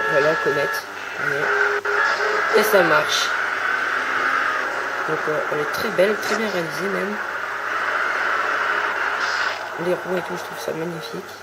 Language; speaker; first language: French; native; French